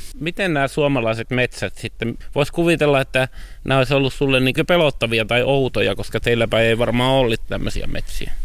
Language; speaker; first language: Finnish; native; Finnish